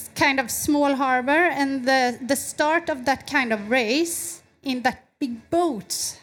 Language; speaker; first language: English; non-native, fluent; Swedish